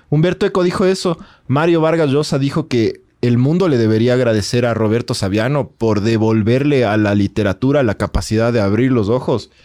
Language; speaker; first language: Spanish; native; Spanish